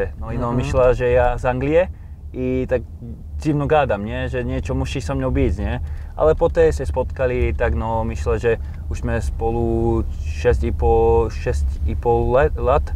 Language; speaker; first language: Polish; non-native, learner; Slovak